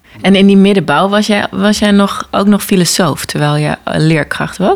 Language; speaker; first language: Dutch; native; Dutch